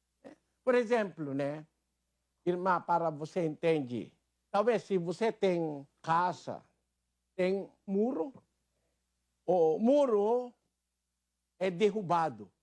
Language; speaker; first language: Portuguese; non-native, learner; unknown